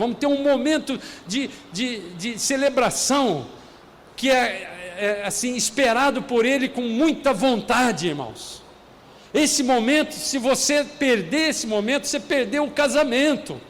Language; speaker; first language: Portuguese; native; Portuguese